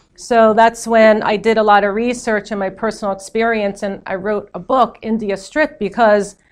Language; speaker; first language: English; native; English